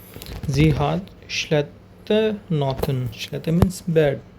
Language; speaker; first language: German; non-native, learner; Hindi